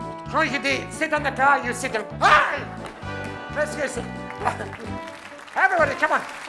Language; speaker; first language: English; native; English